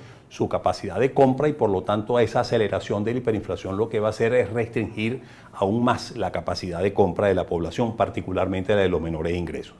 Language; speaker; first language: Spanish; native; Spanish